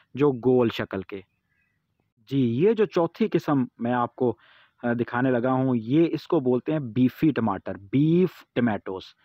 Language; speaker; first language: Urdu; non-native, local second language; Punjabi